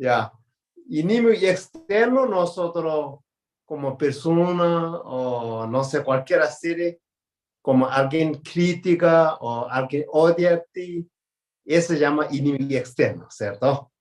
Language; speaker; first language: Spanish; non-native, learner; Tibetan